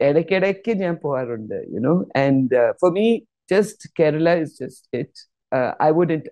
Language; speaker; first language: English; non-native, local second language; Malayalam